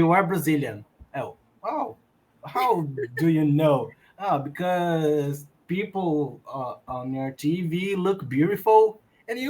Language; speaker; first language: English; non-native, learner; Portuguese